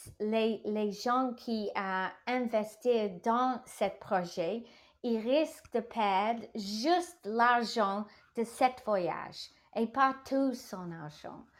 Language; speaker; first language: French; non-native, learner; English